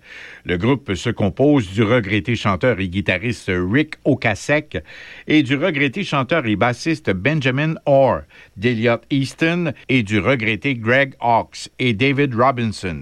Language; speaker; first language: French; native; French